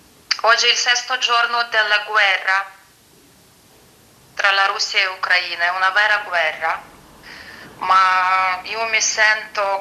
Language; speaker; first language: Italian; non-native, fluent; Ukrainian